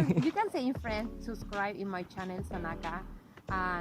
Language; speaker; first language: English; non-native, learner; Spanish